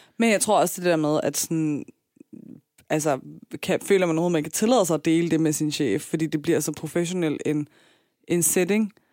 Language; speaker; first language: Danish; early bilingual, other home language; Persian